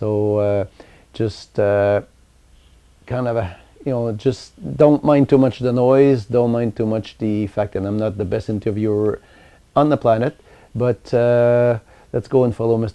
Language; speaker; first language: English; non-native, local second language; French